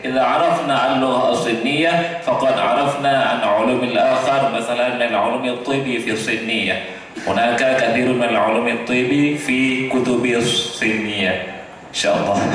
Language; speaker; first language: Arabic; non-native, fluent; Indonesian